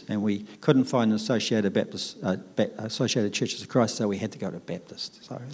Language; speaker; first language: English; native; English